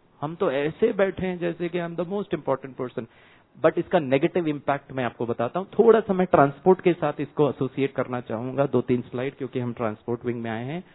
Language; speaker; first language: Hindi; non-native, local second language; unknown